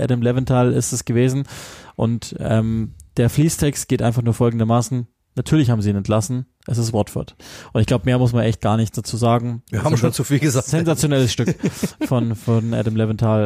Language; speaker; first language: German; native; German